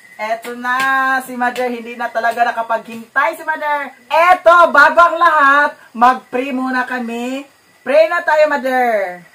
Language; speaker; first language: Filipino; non-native, local second language; Cebuano